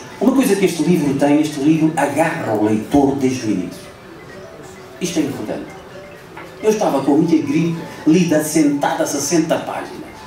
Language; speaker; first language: Portuguese; non-native, local second language; Upper Guinea Crioulo